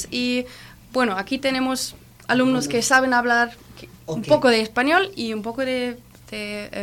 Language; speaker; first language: Spanish; non-native, learner; German